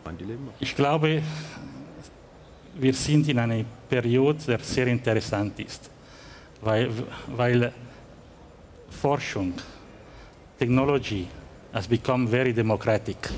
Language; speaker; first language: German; non-native, learner; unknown